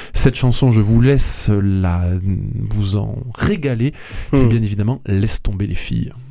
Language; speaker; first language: French; native; French